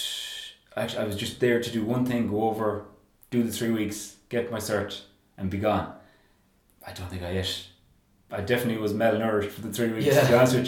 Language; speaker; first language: English; native; English